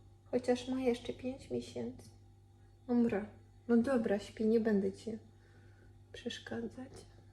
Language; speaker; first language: Polish; non-native, fluent; Russian